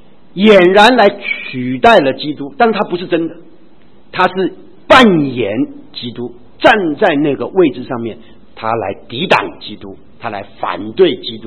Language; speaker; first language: Chinese; native; Chinese